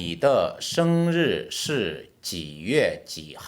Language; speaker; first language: Chinese; non-native, learner; Korean